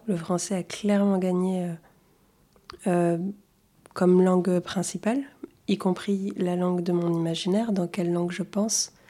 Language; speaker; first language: French; early bilingual, other home language; Arabic